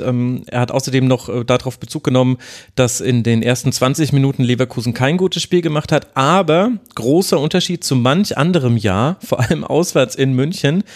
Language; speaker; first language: German; native; German